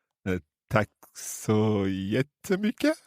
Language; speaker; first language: Swedish; non-native, learner; English